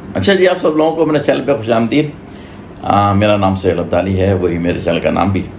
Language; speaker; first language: Urdu; native; Urdu